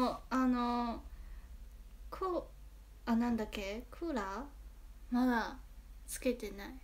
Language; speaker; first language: Japanese; non-native, fluent; Chinese